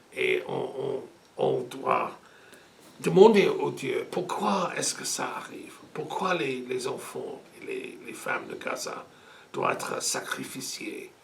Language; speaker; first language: French; non-native, fluent; English